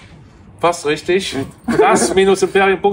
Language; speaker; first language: German; native; German